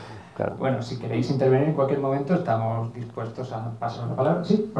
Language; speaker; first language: Spanish; native; Spanish